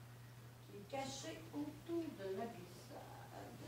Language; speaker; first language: French; native; French